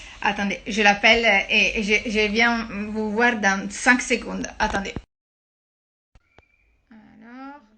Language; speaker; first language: French; non-native, fluent; Italian